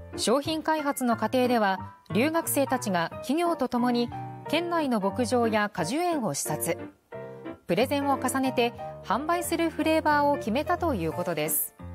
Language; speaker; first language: Japanese; native; Japanese